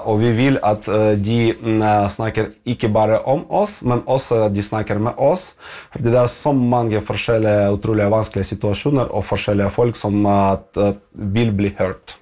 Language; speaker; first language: Norwegian; non-native, fluent; Ukrainian